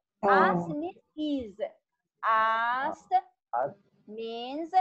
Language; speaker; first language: English; non-native, learner; Persian